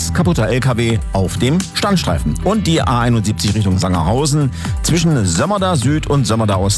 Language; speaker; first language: German; native; German